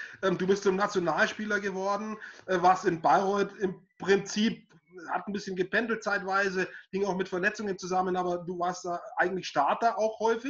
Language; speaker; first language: German; native; German